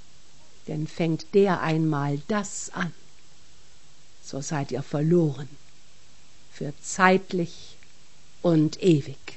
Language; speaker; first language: German; native; German